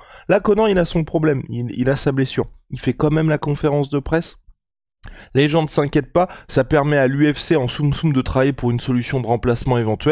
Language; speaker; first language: French; native; French